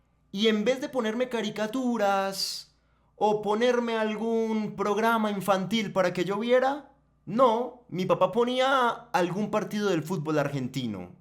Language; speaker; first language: Spanish; native; Spanish